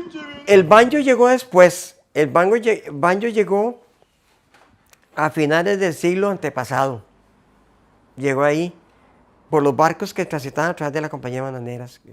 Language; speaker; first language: Spanish; native; Spanish